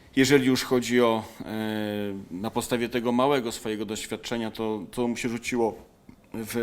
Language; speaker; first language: Polish; native; Polish